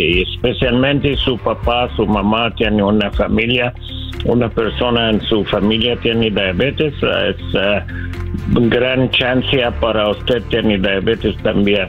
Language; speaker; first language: Spanish; non-native, learner; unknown